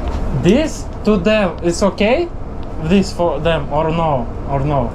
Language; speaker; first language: English; non-native, learner; Lithuanian